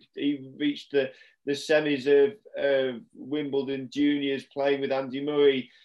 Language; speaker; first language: English; native; English